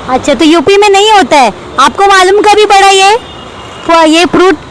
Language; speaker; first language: Hindi; non-native, local second language; Marathi